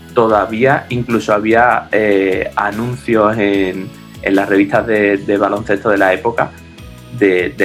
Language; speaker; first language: Spanish; native; Spanish